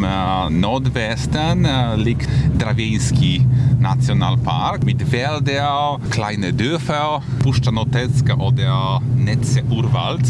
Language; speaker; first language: German; non-native, fluent; Polish